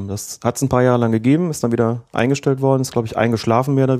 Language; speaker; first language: German; native; German